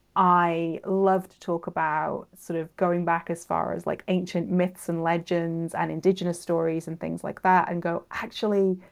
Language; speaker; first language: English; native; English